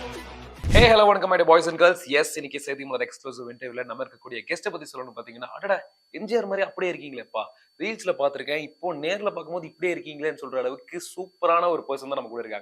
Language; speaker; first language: Tamil; native; Tamil